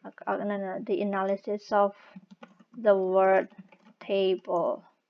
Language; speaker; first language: English; non-native, fluent; Indonesian